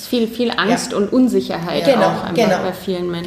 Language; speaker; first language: German; native; German